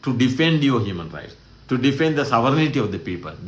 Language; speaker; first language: English; non-native, local second language; Sinhala